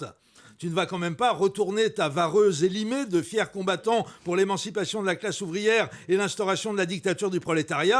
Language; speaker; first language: French; native; French